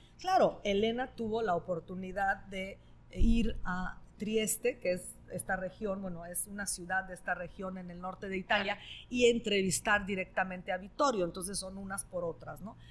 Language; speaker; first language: Spanish; non-native, fluent; Italian